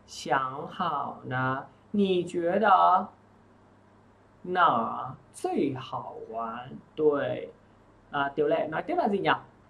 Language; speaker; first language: Chinese; non-native, fluent; Vietnamese